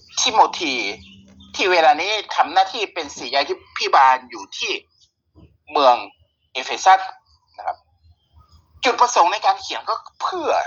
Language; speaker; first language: Thai; native; Thai